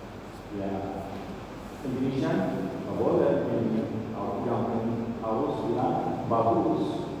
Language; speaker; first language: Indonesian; non-native, learner; Arabic